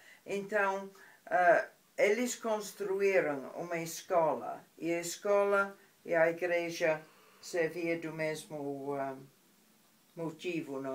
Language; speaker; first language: Portuguese; non-native, fluent; English